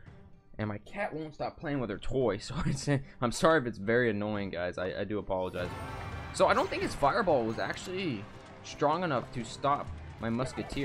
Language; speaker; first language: English; native; English